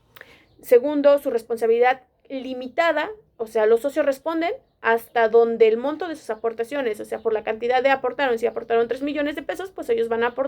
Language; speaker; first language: Spanish; native; Spanish